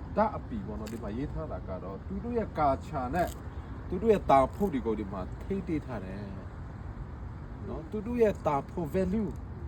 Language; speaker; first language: Burmese; non-native, local second language; Hakha Chin